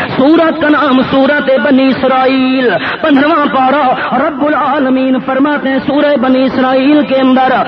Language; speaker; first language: Urdu; non-native, local second language; Pashto